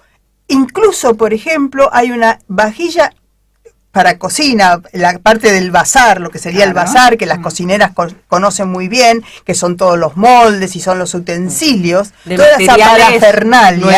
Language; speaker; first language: Spanish; native; Spanish